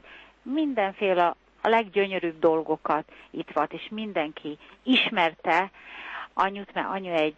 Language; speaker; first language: Hungarian; early bilingual, heritage; Hungarian